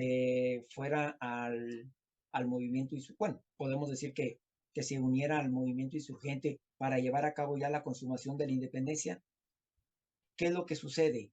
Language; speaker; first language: Spanish; native; Spanish